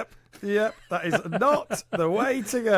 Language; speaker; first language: English; native; English